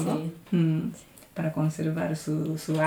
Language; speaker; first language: Spanish; non-native, fluent; Japanese